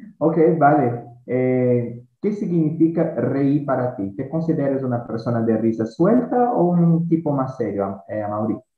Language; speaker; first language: Spanish; non-native, fluent; Portuguese